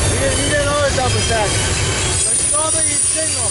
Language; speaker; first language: English; native; English